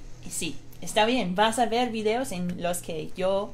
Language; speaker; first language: Spanish; non-native, fluent; English